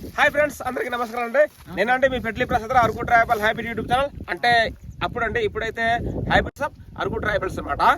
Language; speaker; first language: Telugu; non-native, local second language; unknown